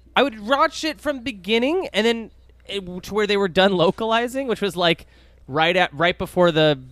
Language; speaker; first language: English; native; English